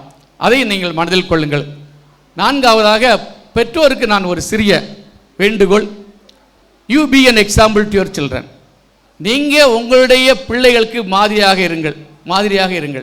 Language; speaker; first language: Tamil; native; Tamil